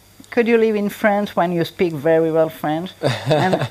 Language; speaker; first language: English; non-native, learner; French